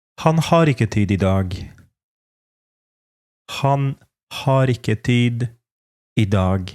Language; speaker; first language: Norwegian; non-native, fluent; Polish